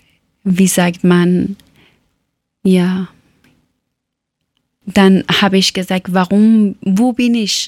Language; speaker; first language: German; non-native, learner; Persian